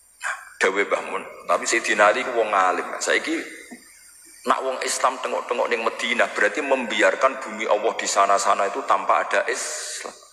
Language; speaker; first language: Indonesian; non-native, local second language; Javanese